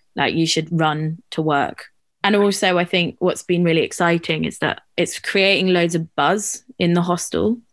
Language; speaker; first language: English; native; English